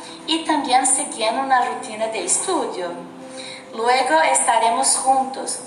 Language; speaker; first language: Spanish; non-native, fluent; Portuguese